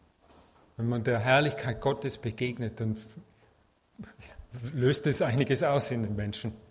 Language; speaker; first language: German; native; German